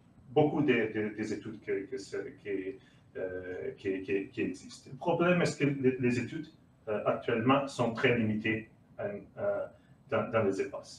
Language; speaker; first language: French; non-native, learner; Portuguese